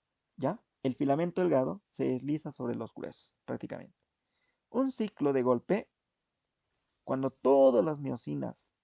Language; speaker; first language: Spanish; native; Spanish